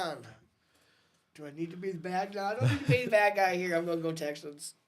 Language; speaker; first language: English; native; English